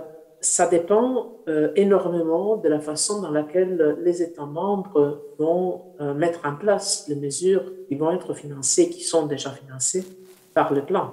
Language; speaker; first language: French; non-native, fluent; Italian